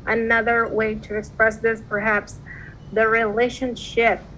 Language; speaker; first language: English; non-native, fluent; Indonesian